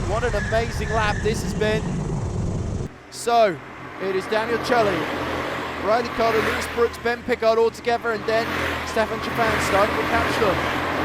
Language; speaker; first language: English; native; English